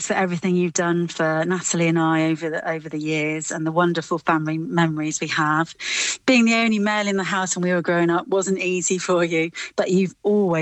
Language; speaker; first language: English; native; English